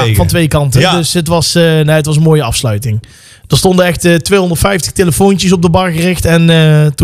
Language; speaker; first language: Dutch; native; Dutch